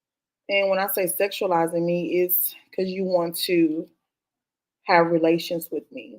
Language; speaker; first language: English; native; English